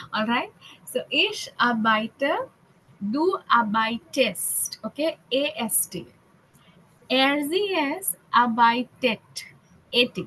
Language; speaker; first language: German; non-native, fluent; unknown